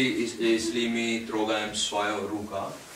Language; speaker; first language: Russian; non-native, learner; Hindi